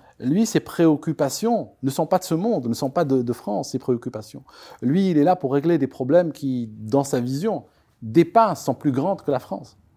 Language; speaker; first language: French; non-native, local second language; Arabic